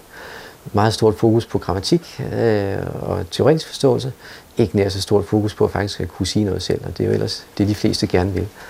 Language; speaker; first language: Danish; native; Danish